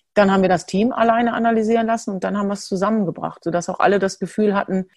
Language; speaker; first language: German; native; German